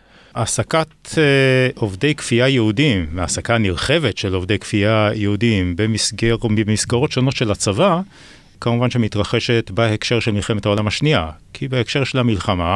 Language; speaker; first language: Hebrew; native; Hebrew